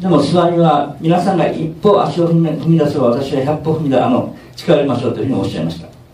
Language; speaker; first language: Japanese; native; Japanese